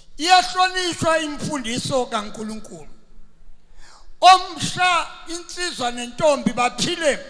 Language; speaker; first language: Zulu; native; Zulu